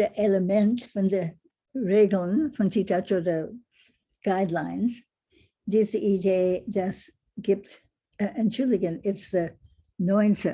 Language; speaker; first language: German; non-native, learner; English